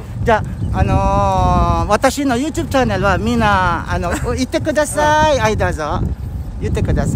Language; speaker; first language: Japanese; non-native, learner; Filipino